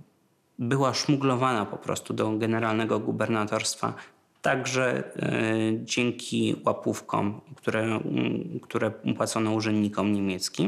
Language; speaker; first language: Polish; native; Polish